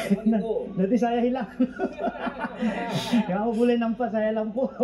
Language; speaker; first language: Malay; non-native, learner; Filipino